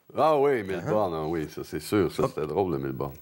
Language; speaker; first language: French; native; French